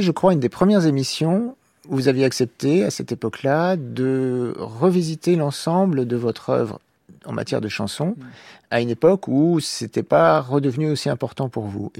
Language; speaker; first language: French; native; French